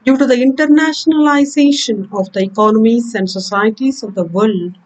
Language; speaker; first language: English; non-native, local second language; Kannada